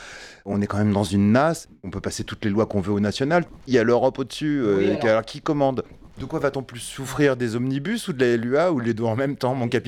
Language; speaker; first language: French; native; French